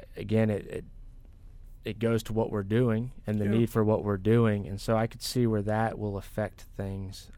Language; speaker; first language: English; native; English